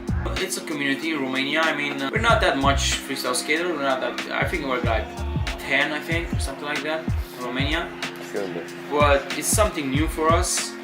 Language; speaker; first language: English; non-native, fluent; Romanian